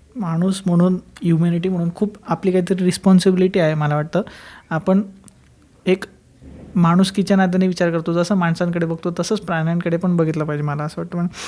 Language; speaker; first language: Marathi; native; Marathi